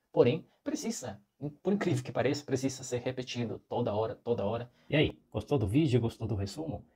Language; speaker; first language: Portuguese; non-native, fluent; Spanish